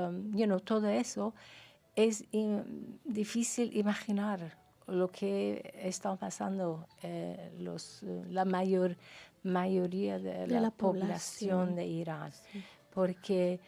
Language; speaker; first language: Spanish; non-native, fluent; Persian